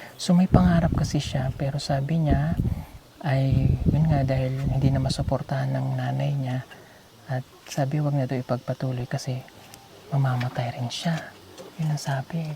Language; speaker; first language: Filipino; native; Filipino